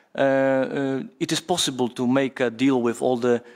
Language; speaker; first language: English; non-native, fluent; Polish